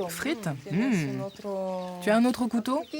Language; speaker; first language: French; native; French